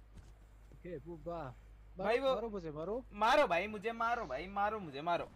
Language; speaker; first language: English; non-native, learner; Korean